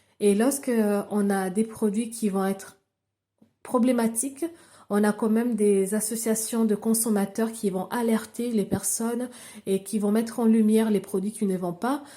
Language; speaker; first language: French; non-native, local second language; Lingala